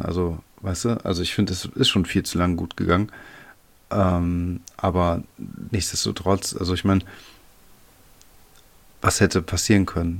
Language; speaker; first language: German; native; German